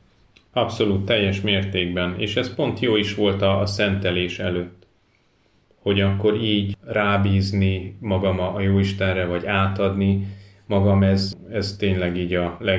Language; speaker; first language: Hungarian; native; Hungarian